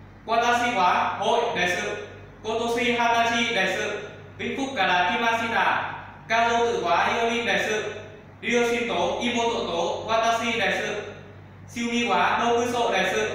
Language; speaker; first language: Japanese; non-native, learner; Vietnamese